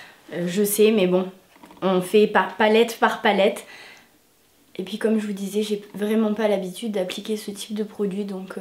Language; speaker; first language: French; native; French